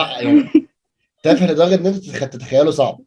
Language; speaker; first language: Arabic; native; Arabic